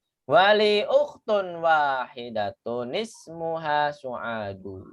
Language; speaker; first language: Arabic; non-native, fluent; Indonesian